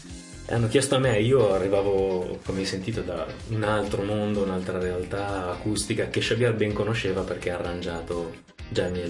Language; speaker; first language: Italian; native; Italian